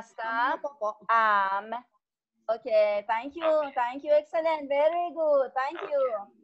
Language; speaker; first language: English; non-native, learner; Persian